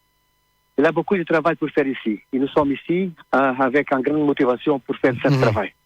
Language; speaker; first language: French; non-native, learner; Portuguese